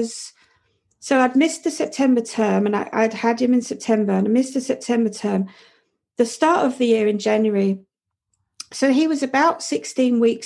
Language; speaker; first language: English; native; English